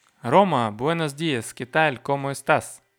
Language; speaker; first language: Spanish; non-native, learner; Russian